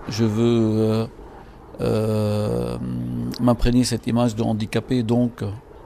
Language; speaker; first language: French; non-native, local second language; Arabic